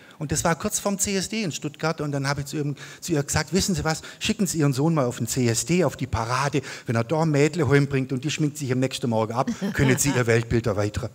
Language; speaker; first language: German; native; German